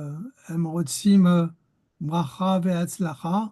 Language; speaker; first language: Hebrew; non-native, learner; French